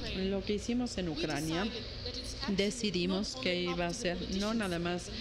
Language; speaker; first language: Spanish; non-native, fluent; Ukrainian